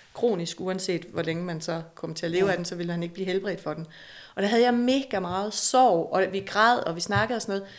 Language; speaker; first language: Danish; native; Danish